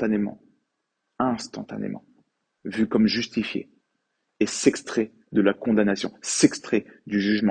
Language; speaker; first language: French; native; French